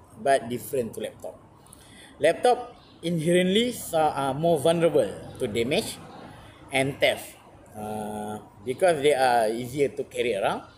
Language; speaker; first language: English; non-native, learner; Malay